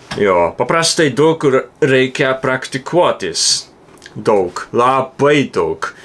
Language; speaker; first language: Lithuanian; non-native, learner; Japanese